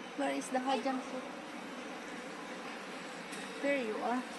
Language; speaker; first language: English; non-native, local second language; Filipino